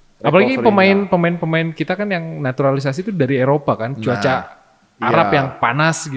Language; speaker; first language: Indonesian; native; Indonesian